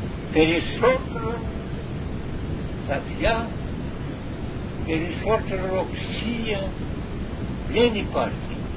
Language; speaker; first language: Greek; non-native, fluent; Russian